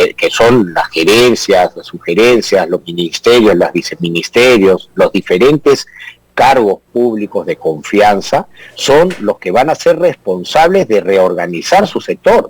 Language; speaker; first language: Spanish; native; Spanish